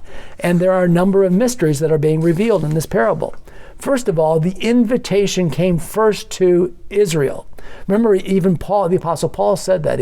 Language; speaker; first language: English; native; English